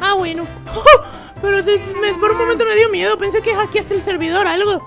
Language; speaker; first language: Spanish; native; Spanish